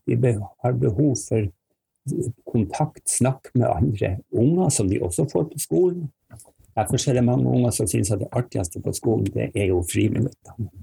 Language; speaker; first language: Norwegian; native; Norwegian